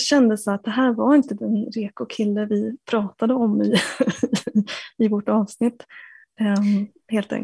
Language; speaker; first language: Swedish; native; Swedish